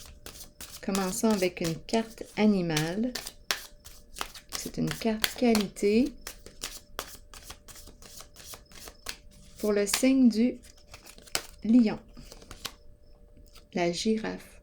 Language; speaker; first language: French; native; French